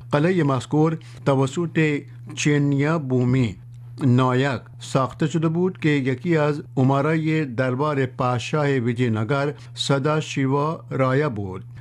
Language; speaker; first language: Persian; non-native, fluent; Urdu